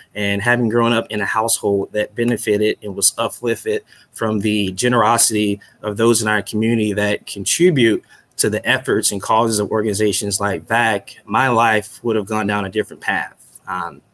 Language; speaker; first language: English; native; English